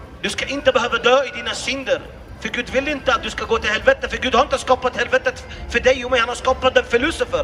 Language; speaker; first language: Swedish; non-native, fluent; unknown